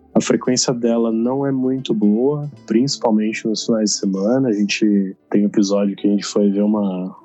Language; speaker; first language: Portuguese; native; Portuguese